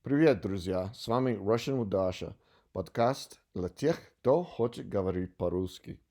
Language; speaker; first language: Russian; non-native, learner; English